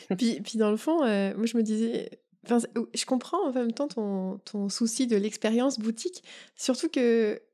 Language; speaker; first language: French; native; French